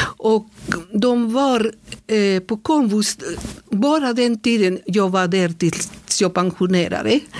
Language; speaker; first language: Swedish; non-native, fluent; Spanish